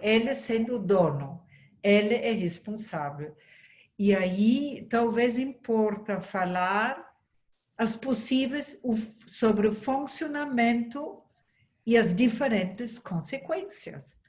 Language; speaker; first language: Portuguese; non-native, fluent; German